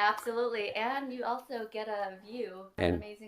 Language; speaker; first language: English; native; English